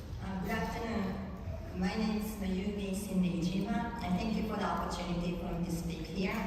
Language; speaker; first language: English; non-native, fluent; Japanese